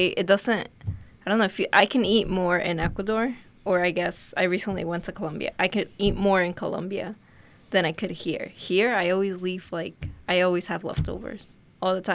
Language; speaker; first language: English; early bilingual, other home language; Spanish